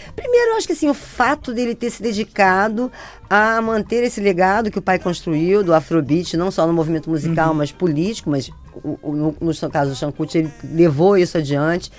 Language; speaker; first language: Portuguese; native; Portuguese